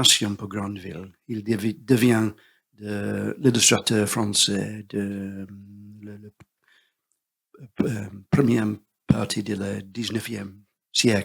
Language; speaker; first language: French; non-native, learner; English